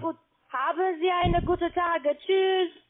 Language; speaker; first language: German; non-native, learner; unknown